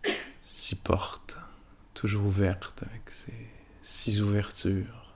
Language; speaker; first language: French; native; French